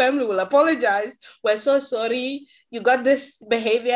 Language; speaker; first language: English; native; English